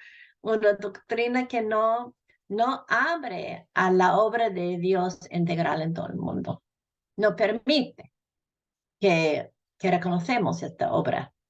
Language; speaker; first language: Spanish; non-native, fluent; English